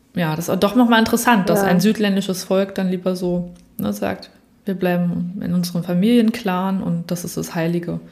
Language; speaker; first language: German; native; German